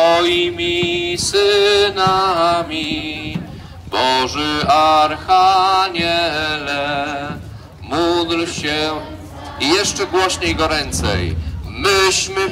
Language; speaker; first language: Polish; native; Polish